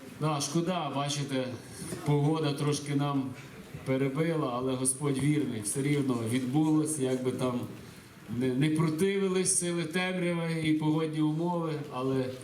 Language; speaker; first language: Ukrainian; native; Ukrainian